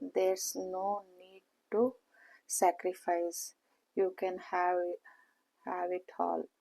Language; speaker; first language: English; non-native, local second language; Kannada